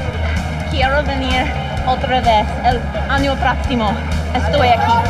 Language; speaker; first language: Spanish; non-native, learner; English